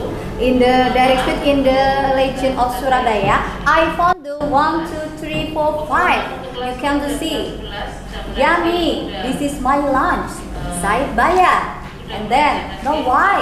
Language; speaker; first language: English; non-native, learner; Indonesian